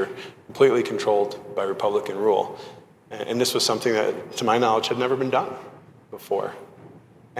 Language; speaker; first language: English; native; English